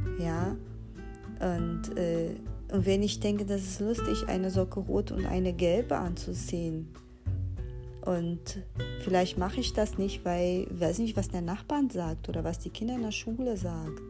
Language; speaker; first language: German; non-native, fluent; Portuguese